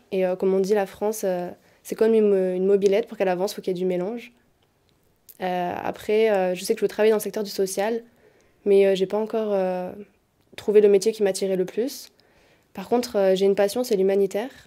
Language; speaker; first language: French; native; French